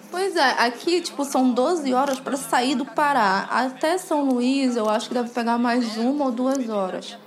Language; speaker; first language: Portuguese; native; Portuguese